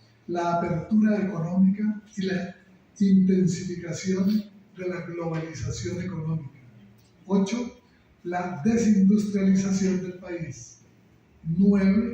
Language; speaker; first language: Spanish; native; Spanish